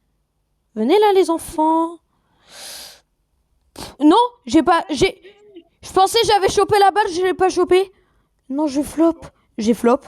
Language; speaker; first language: French; native; French